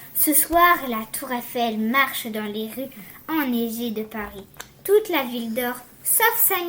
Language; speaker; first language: French; native; French